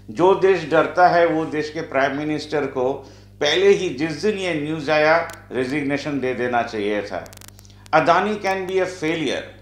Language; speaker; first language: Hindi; non-native, local second language; Bangla